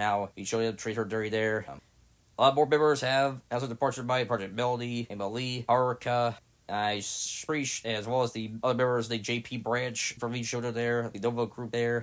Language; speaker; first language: English; native; English